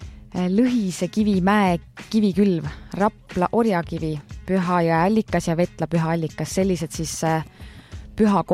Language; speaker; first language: Estonian; native; Estonian